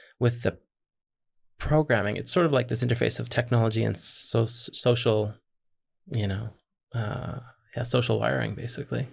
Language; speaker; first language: English; native; English